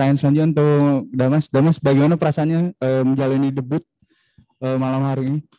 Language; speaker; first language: Indonesian; native; Indonesian